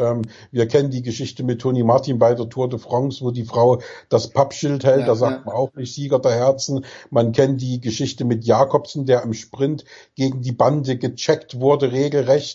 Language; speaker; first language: German; native; German